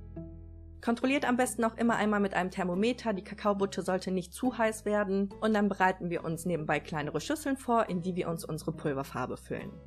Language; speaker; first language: German; native; German